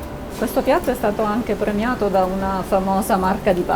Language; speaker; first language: Italian; native; Italian